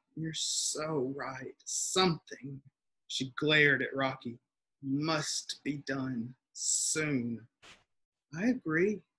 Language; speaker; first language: English; native; English